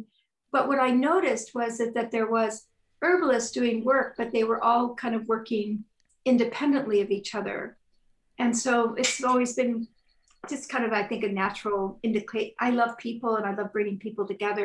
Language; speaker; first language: English; native; English